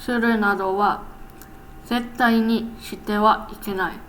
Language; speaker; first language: Japanese; non-native, learner; English